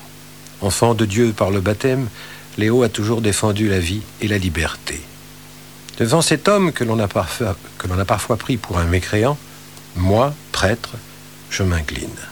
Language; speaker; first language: French; native; French